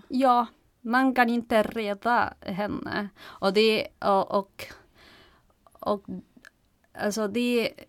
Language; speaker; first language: Swedish; non-native, fluent; Spanish